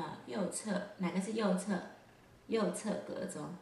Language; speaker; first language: Chinese; native; Chinese